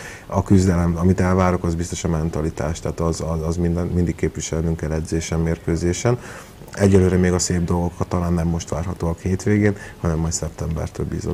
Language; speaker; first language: Hungarian; native; Hungarian